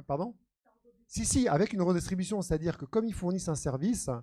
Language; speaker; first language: French; native; French